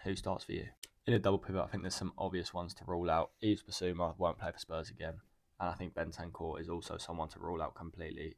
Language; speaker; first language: English; native; English